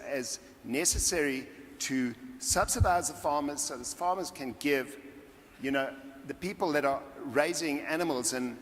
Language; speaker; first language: English; native; English